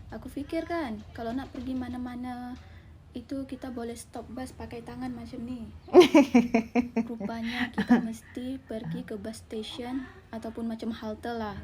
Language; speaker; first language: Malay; non-native, learner; Indonesian